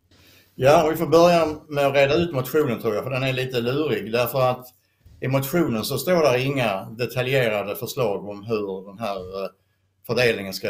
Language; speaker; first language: Swedish; native; Swedish